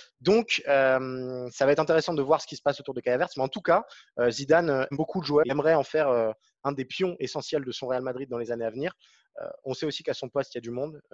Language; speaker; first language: French; native; French